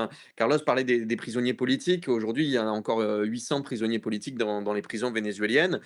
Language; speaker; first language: French; native; French